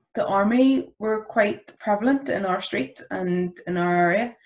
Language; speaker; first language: English; native; English